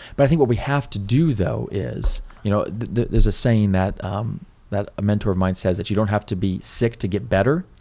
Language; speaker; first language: English; native; English